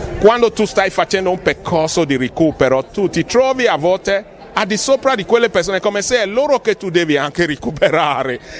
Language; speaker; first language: Italian; non-native, fluent; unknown